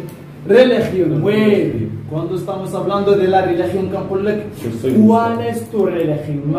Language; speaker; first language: Spanish; non-native, fluent; Arabic